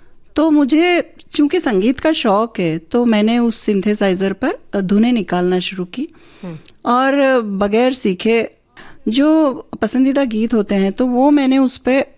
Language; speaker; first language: Hindi; native; Hindi